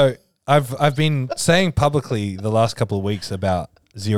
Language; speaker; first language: English; native; English